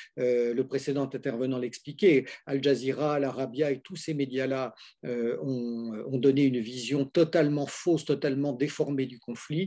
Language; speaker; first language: French; native; French